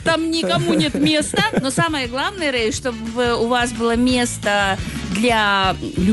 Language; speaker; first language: Russian; native; Russian